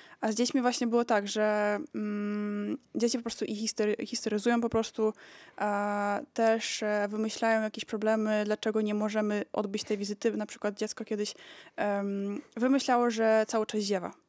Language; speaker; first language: Polish; early bilingual, heritage; Polish